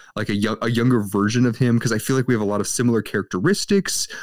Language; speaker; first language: English; native; English